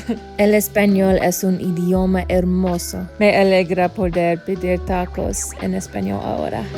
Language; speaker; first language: Spanish; non-native, learner; English